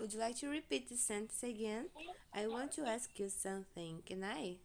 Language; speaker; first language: English; non-native, fluent; Portuguese